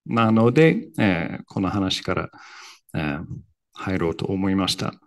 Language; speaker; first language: Japanese; non-native, fluent; English